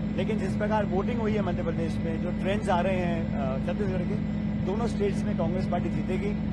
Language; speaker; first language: Hindi; native; Hindi